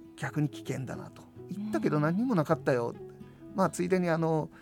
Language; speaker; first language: Japanese; native; Japanese